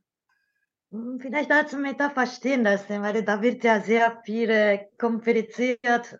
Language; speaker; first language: German; non-native, learner; Japanese